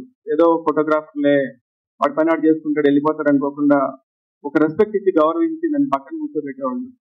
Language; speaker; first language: Telugu; native; Telugu